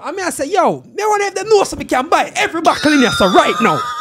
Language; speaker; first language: English; native; English